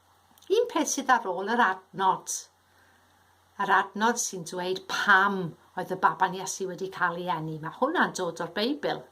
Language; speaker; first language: Welsh; native; Welsh